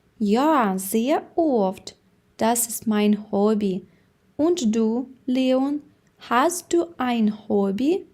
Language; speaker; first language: German; non-native, fluent; Ukrainian